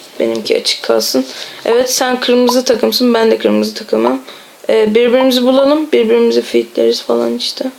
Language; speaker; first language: Turkish; native; Turkish